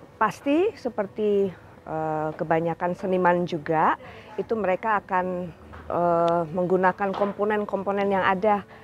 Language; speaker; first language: Indonesian; native; Indonesian